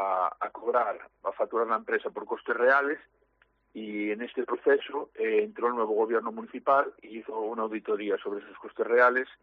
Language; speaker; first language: Spanish; native; Spanish